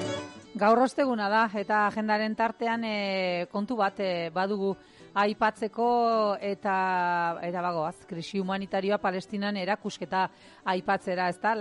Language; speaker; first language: Basque; native; Basque